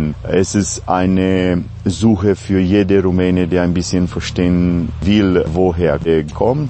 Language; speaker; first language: German; non-native, fluent; Romanian